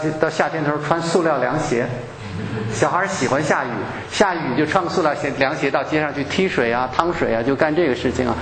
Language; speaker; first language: Chinese; native; Chinese